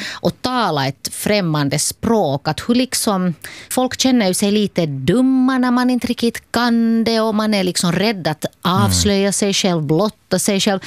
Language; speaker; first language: Swedish; native; Swedish